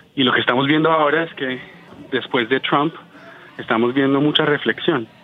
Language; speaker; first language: Spanish; early bilingual, heritage; Spanish